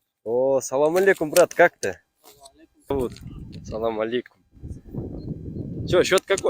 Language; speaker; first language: Russian; non-native, local second language; Kyrgyz